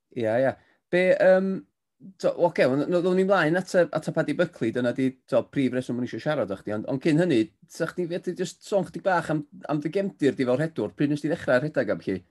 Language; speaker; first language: Welsh; native; Welsh